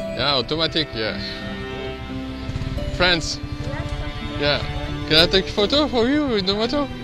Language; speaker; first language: English; non-native, learner; French